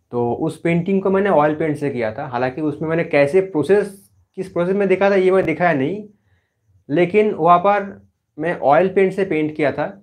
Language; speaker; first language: Hindi; non-native, local second language; Bangla